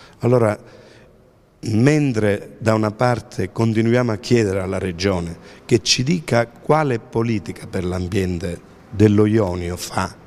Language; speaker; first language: Italian; native; Italian